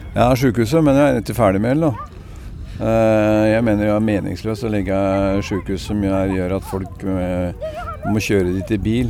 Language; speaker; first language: Norwegian; native; Norwegian